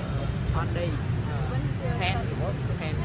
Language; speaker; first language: English; non-native, learner; Vietnamese